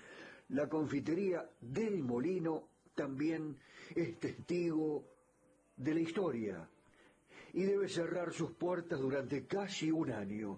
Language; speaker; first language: Spanish; native; Spanish